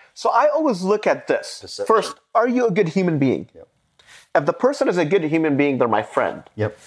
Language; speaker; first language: English; non-native, fluent; Arabic